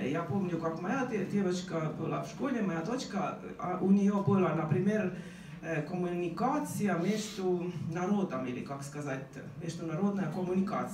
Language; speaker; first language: Russian; non-native, fluent; Estonian